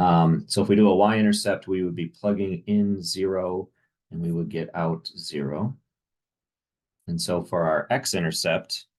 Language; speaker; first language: English; native; English